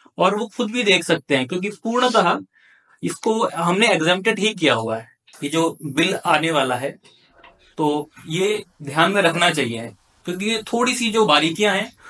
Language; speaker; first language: Hindi; native; Hindi